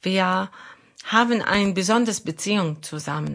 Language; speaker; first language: German; non-native, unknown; Arabic